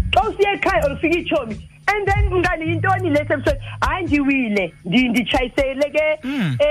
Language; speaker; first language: English; non-native, local second language; Xhosa